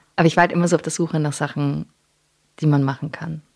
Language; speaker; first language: German; non-native, local second language; English